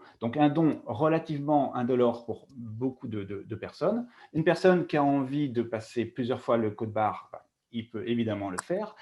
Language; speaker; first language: French; native; French